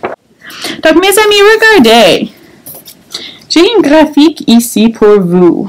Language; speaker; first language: French; non-native, fluent; English